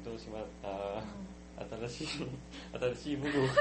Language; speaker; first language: Japanese; non-native, learner; Thai